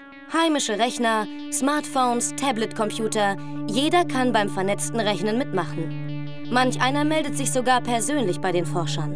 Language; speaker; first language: German; native; German